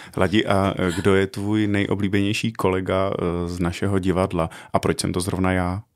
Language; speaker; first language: Czech; native; Czech